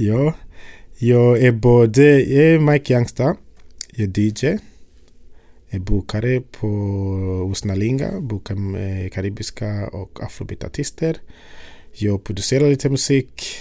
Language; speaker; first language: Swedish; non-native, fluent; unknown